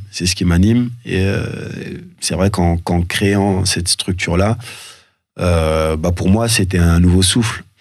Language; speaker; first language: French; early bilingual, other home language; Soninke